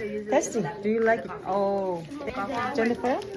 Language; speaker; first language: English; non-native, learner; Kazakh